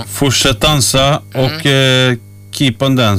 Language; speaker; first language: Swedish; native; Swedish